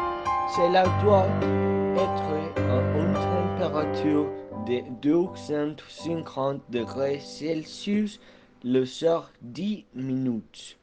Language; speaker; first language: French; non-native, learner; Spanish